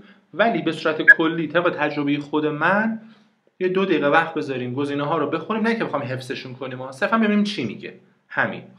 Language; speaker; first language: Persian; native; Persian